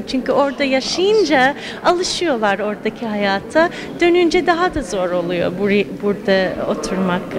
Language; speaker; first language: Turkish; non-native, fluent; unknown